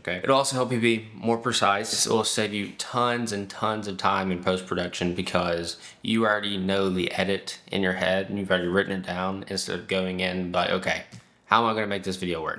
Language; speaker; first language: English; native; English